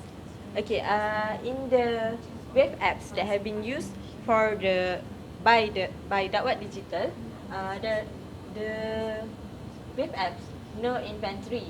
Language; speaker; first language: English; non-native, learner; Malay